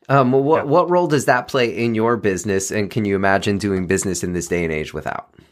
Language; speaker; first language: English; native; English